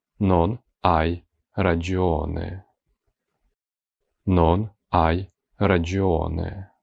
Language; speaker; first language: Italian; non-native, fluent; Ukrainian